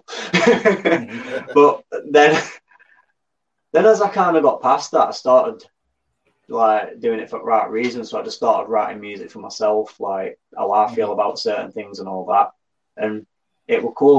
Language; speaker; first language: English; native; English